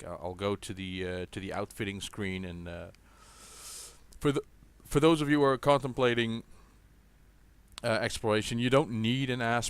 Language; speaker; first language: English; native; English